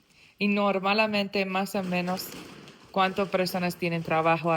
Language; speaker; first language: Spanish; non-native, learner; English